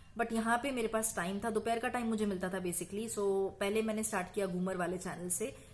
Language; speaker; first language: Hindi; native; Hindi